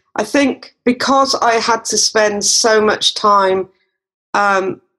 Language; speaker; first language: English; native; English